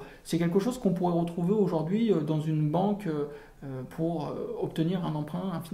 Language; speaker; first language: French; native; French